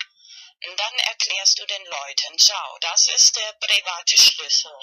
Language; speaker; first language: German; non-native, fluent; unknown